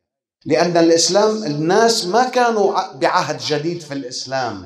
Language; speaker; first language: Arabic; native; Arabic